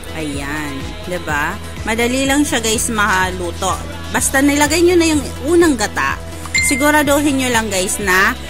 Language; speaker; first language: Filipino; non-native, local second language; Bikol